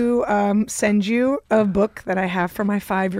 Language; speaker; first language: English; early bilingual, other home language; Russian